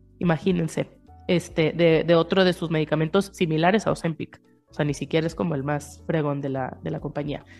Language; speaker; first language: Spanish; native; Spanish